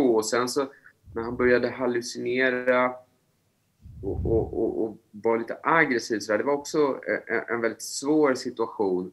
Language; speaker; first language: Swedish; native; Swedish